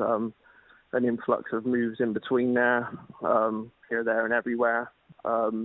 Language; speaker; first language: English; native; English